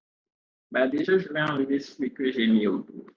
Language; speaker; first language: French; native; French